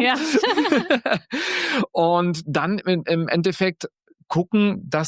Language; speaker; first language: German; native; German